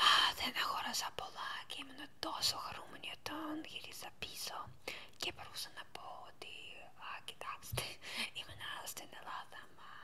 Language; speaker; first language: Greek; non-native, learner; Ukrainian